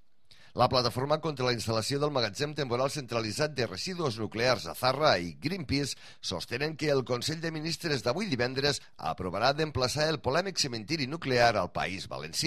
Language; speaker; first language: Catalan; native; Catalan